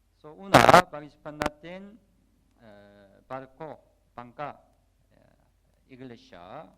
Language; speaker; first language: Filipino; non-native, learner; Korean